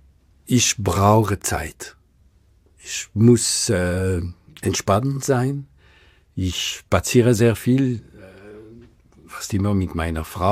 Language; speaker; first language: German; non-native, local second language; French